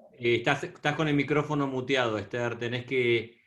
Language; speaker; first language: Spanish; native; Spanish